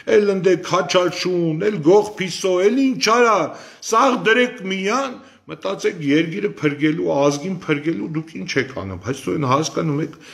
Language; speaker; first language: Armenian; native; Armenian